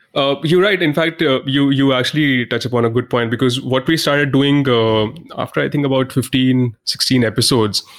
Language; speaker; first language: English; non-native, local second language; Hindi